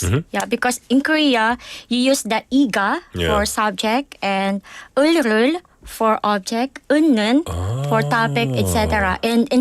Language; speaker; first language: English; non-native, local second language; Filipino